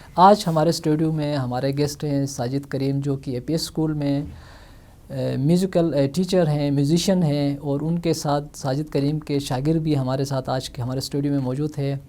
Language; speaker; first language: Urdu; non-native, local second language; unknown